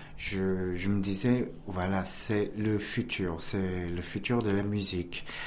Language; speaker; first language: French; non-native, fluent; Korean